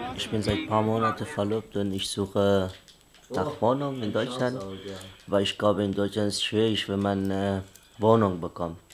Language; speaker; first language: German; non-native, fluent; Persian